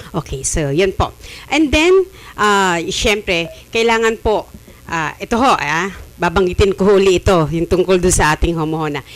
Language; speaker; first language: Filipino; native; Filipino